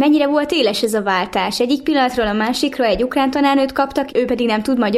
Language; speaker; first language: Hungarian; native; Hungarian